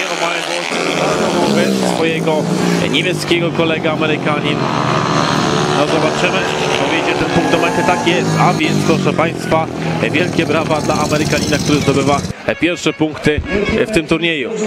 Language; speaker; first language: Polish; native; Polish